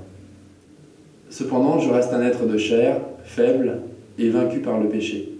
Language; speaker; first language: French; native; French